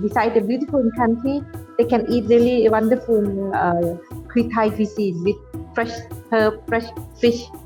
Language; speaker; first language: English; non-native, fluent; Thai